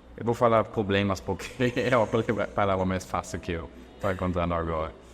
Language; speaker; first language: Portuguese; non-native, fluent; German